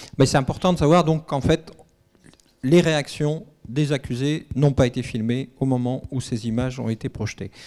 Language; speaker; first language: French; native; French